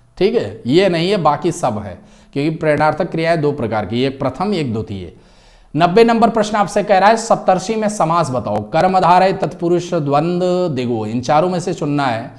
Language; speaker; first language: Hindi; native; Hindi